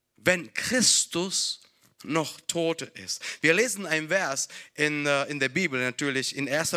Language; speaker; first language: German; non-native, fluent; Italian